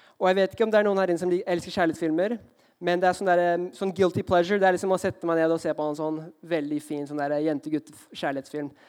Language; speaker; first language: Norwegian; early bilingual, heritage; Norwegian